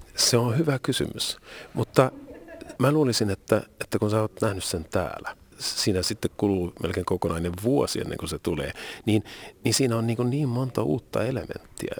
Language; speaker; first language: Finnish; non-native, local second language; Swedish